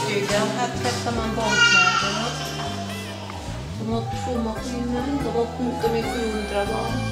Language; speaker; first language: Swedish; non-native, fluent; French